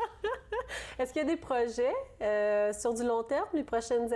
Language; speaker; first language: French; native; French